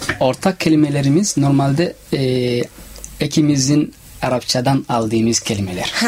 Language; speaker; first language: Turkish; non-native, learner; Somali